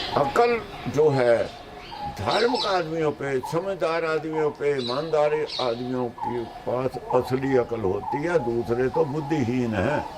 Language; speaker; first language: Hindi; non-native, local second language; Punjabi